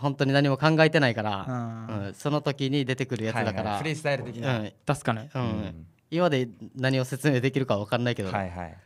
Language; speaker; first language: Japanese; native; Japanese